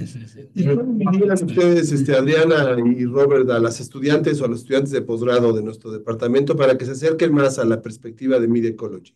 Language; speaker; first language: Spanish; native; Spanish